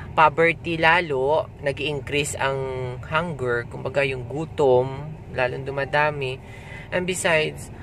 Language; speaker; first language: Filipino; non-native, local second language; Hiligaynon